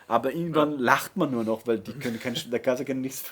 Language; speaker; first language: German; native; German